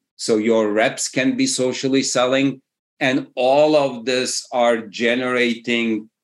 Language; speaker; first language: English; non-native, fluent; Turkish